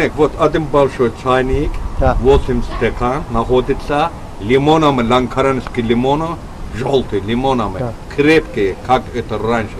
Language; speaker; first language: Russian; non-native, learner; Azerbaijani